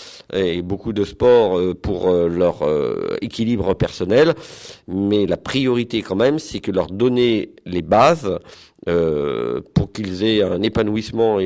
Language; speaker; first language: French; native; French